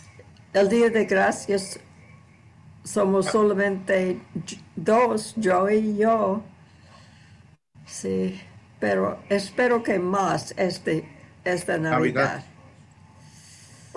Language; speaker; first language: Spanish; non-native, learner; English